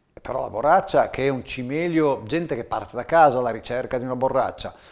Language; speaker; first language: Italian; native; Italian